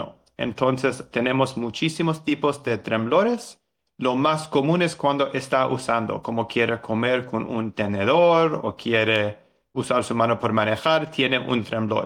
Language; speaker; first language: Spanish; non-native, learner; English